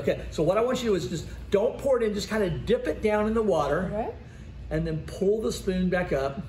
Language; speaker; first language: English; native; English